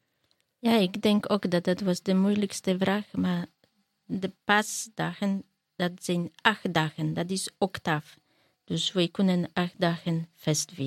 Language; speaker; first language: Dutch; non-native, learner; Polish